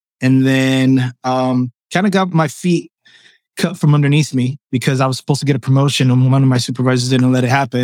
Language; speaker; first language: English; early bilingual, other home language; Spanish